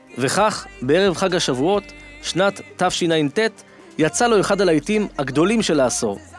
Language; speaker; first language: Hebrew; native; Hebrew